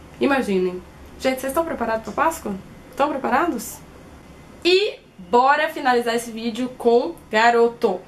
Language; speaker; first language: Portuguese; native; Portuguese